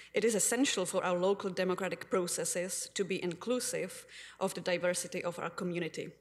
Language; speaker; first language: English; non-native, fluent; Czech